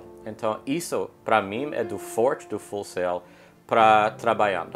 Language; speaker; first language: Portuguese; non-native, learner; English